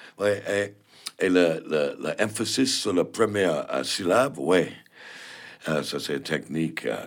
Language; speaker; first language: French; non-native, learner; English